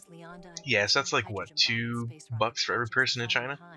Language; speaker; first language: English; native; English